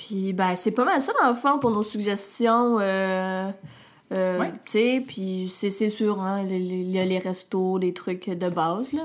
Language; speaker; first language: French; native; French